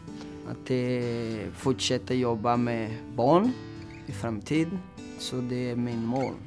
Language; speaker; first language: Swedish; non-native, fluent; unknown